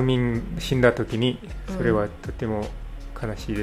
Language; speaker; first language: Japanese; non-native, learner; English